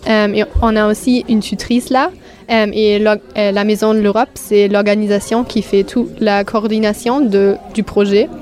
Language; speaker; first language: French; non-native, fluent; German